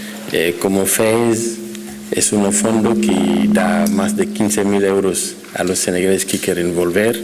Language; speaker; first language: Spanish; non-native, fluent; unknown